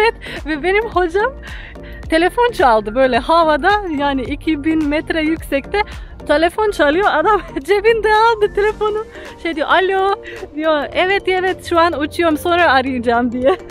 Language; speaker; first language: Turkish; non-native, fluent; Slovenian